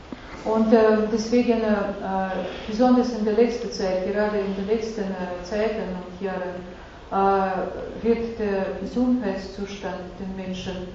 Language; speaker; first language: German; non-native, fluent; Russian